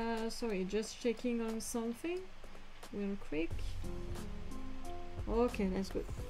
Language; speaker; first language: English; non-native, fluent; French